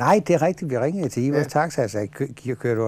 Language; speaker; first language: Danish; native; Danish